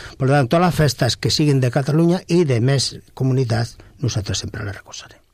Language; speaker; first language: Catalan; non-native, local second language; Spanish